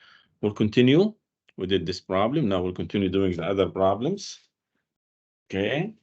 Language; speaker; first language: English; non-native, fluent; Arabic